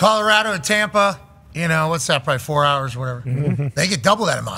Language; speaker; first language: English; native; English